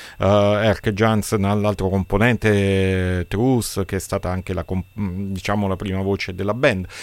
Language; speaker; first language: Italian; native; Italian